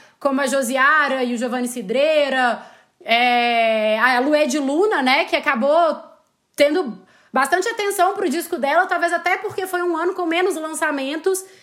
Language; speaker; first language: Portuguese; native; Portuguese